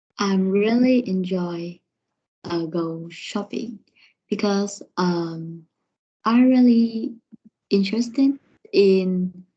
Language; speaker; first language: English; non-native, learner; Vietnamese